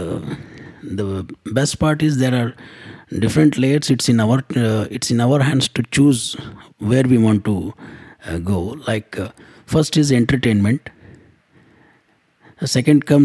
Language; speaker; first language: English; non-native, local second language; Kannada